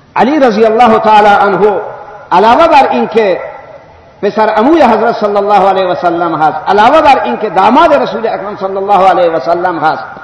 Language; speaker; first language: Persian; non-native, local second language; Baluchi